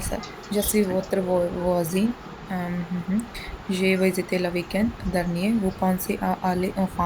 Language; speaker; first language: French; non-native, learner; Hindi